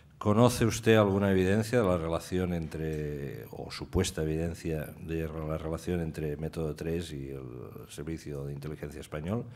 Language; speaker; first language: Spanish; non-native, local second language; Catalan